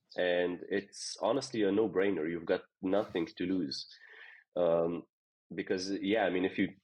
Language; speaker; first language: English; non-native, fluent; Slovenian